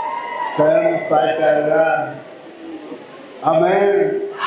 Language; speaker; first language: Portuguese; non-native, learner; Lingala